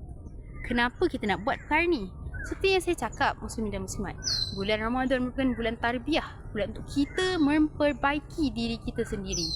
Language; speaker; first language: Malay; native; Malay